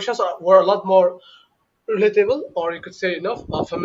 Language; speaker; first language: English; non-native, local second language; Bangla